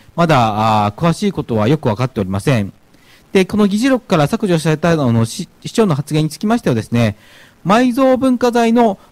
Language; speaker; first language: Japanese; native; Japanese